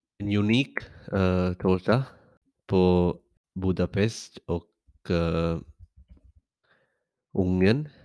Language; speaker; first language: Swedish; non-native, learner; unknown